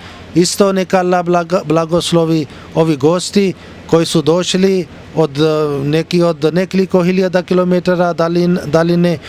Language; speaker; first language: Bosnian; non-native, learner; Urdu